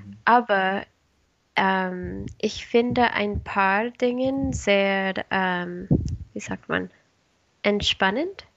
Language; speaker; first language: German; non-native, learner; Spanish